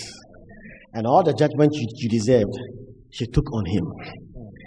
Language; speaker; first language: English; non-native, local second language; Akan